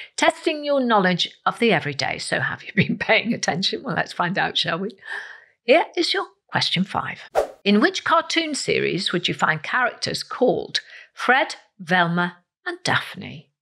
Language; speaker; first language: English; native; English